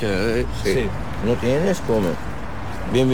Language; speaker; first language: Spanish; non-native, learner; Arabic